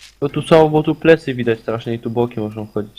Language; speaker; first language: Polish; native; Polish